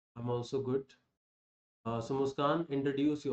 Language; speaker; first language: English; non-native, local second language; Hindi